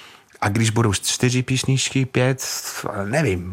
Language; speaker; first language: Czech; non-native, fluent; English